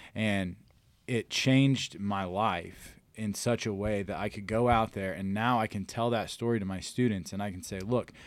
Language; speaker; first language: English; native; English